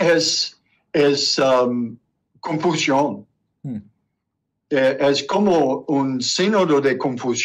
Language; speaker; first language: Spanish; non-native, learner; English